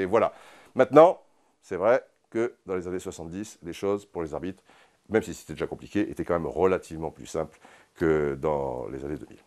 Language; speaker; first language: French; native; French